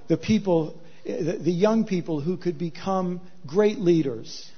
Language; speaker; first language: English; native; English